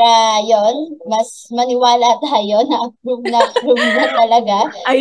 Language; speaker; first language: Filipino; native; Filipino